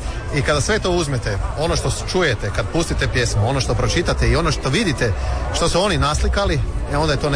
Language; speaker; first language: Serbian; native; Serbian